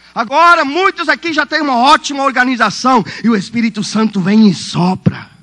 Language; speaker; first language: Portuguese; non-native, fluent; Swiss German